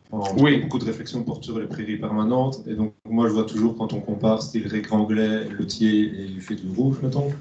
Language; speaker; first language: French; native; French